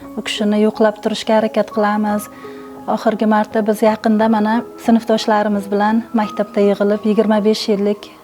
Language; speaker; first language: Uzbek; native; Uzbek